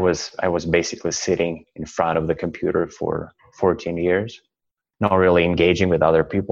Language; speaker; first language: English; non-native, fluent; Russian